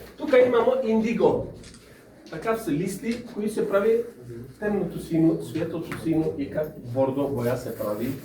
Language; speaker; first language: Bulgarian; non-native, learner; Serbian